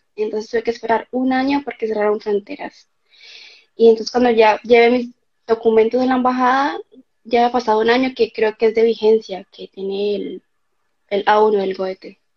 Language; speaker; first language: Spanish; native; Spanish